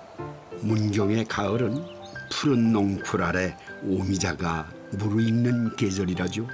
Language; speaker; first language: Korean; native; Korean